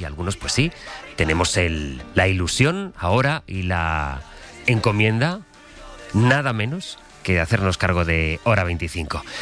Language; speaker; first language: Spanish; native; Spanish